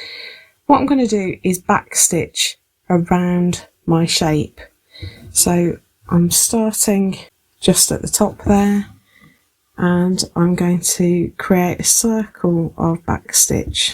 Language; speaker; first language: English; native; English